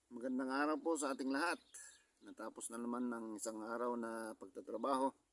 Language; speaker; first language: Filipino; non-native, local second language; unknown